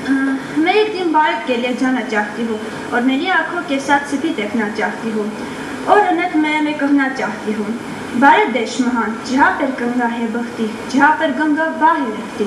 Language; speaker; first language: Hindi; non-native, learner; Armenian